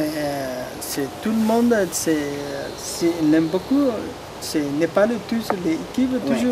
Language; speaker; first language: French; non-native, learner; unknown